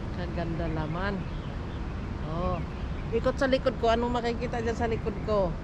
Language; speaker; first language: Filipino; non-native, local second language; Cebuano